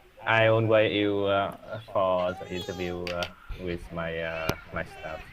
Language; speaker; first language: English; non-native, learner; Vietnamese